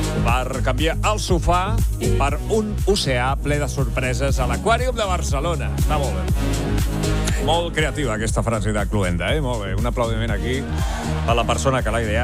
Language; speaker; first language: Catalan; native; Catalan